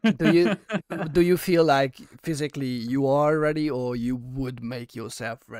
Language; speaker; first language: English; non-native, fluent; Hungarian